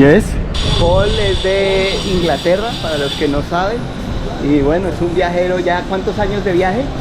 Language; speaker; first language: Spanish; native; Spanish